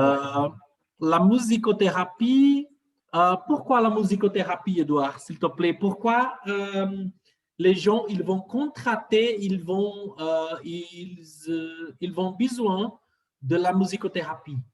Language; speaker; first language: French; non-native, fluent; Portuguese